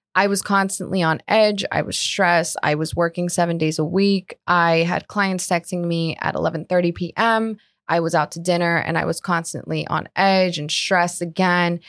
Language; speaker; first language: English; early bilingual, other home language; Spanish